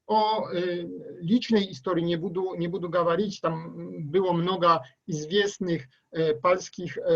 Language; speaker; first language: Russian; non-native, learner; Polish